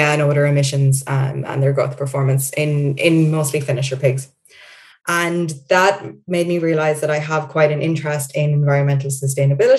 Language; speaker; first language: English; native; English